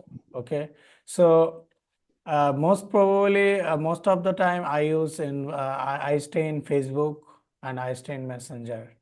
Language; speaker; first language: English; non-native, learner; Bangla